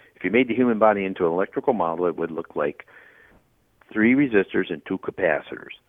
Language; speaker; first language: English; native; English